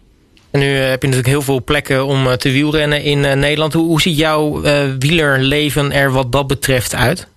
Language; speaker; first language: Dutch; native; Dutch